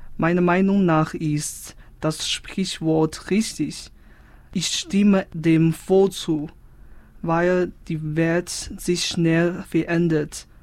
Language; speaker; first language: German; non-native, fluent; Chinese